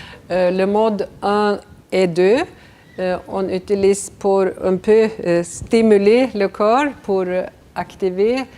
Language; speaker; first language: French; non-native, fluent; Swedish